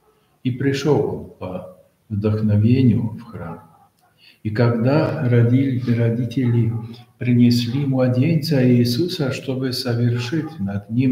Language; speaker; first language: Russian; non-native, fluent; Polish